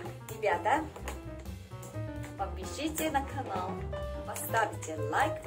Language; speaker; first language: Russian; non-native, learner; Korean